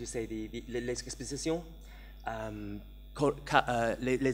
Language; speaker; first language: French; non-native, learner; English